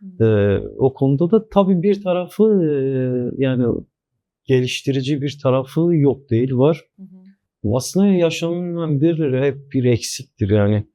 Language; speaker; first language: Turkish; non-native, local second language; Kurdish